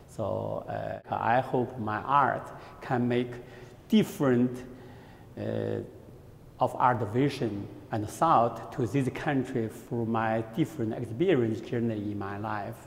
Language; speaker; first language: English; non-native, learner; Chinese